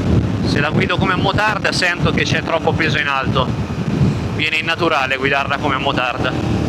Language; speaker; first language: Italian; native; Italian